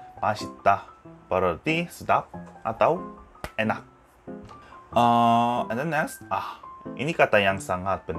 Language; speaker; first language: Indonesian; non-native, learner; Korean